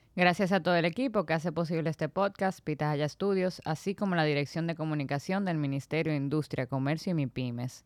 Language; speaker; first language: Spanish; native; Spanish